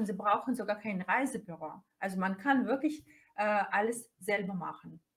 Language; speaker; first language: German; non-native, fluent; Russian